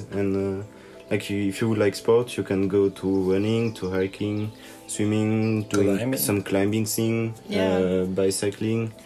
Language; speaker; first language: English; non-native, learner; French